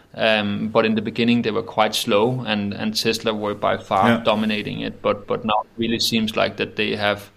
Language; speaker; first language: English; non-native, fluent; Danish